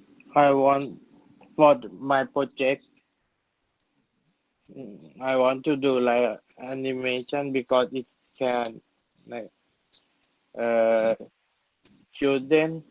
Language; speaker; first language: English; non-native, learner; Thai